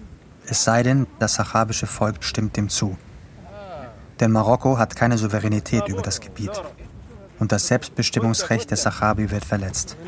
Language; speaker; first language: German; native; German